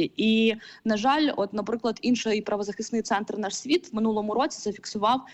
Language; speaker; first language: Ukrainian; native; Ukrainian